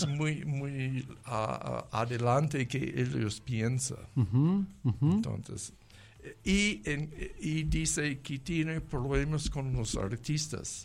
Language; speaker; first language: Spanish; non-native, learner; English